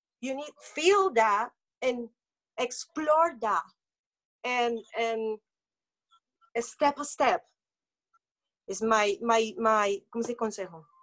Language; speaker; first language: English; non-native, learner; Spanish